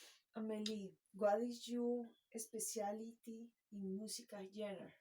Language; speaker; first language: English; non-native, learner; Spanish